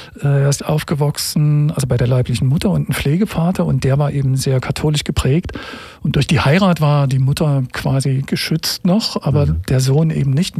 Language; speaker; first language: German; native; German